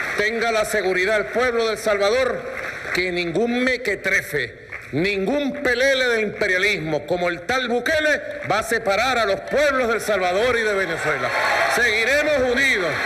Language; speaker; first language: Spanish; native; Spanish